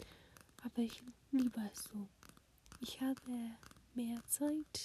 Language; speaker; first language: German; non-native, learner; English